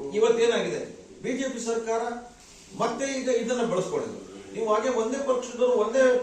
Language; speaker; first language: Kannada; non-native, local second language; Lambadi